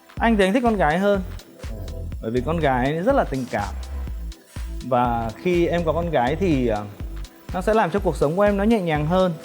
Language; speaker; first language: Vietnamese; native; Vietnamese